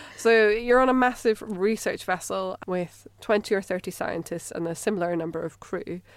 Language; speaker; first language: English; native; English